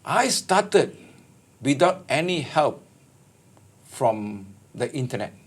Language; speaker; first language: English; non-native, local second language; Malay